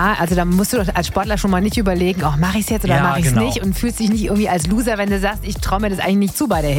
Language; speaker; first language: German; native; German